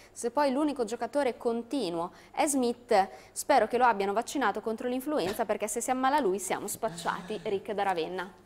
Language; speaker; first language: Italian; native; Italian